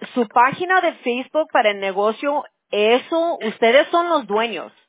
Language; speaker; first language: Spanish; early bilingual, heritage; Spanish